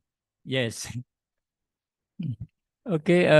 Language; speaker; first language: English; non-native, learner; Indonesian